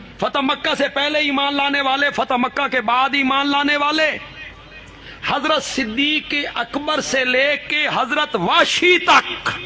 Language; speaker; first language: Urdu; non-native, local second language; Punjabi